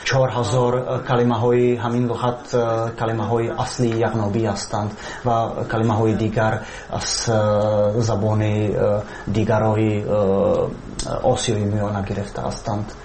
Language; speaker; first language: Tajik; non-native, fluent; Czech